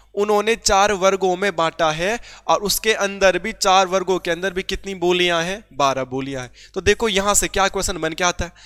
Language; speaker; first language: Hindi; native; Hindi